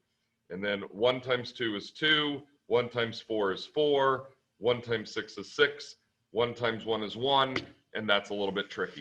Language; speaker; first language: English; native; English